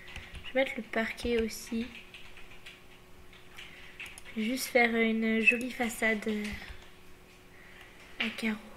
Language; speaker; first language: French; native; French